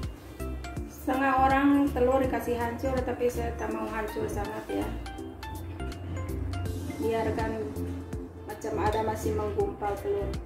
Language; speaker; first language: Indonesian; non-native, local second language; Sundanese